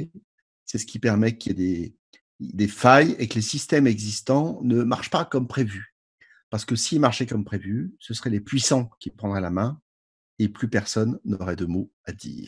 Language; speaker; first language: French; native; French